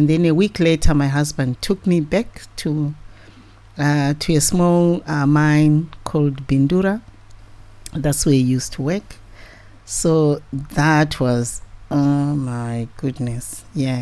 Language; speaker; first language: English; non-native, local second language; Shona